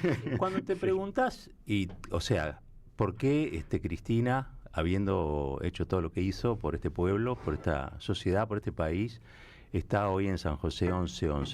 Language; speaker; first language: Spanish; native; Spanish